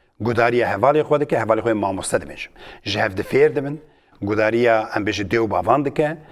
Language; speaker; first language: Kurdish; native; Kurdish